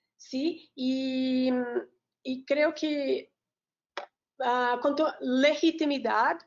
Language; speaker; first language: Spanish; non-native, learner; Portuguese